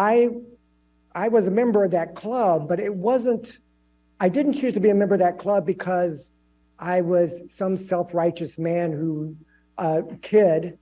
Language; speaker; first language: English; native; English